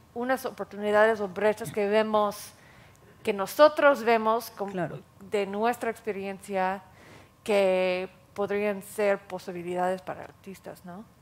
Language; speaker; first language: Spanish; non-native, fluent; English